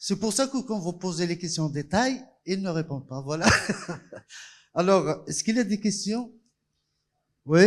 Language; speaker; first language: French; non-native, local second language; Arabic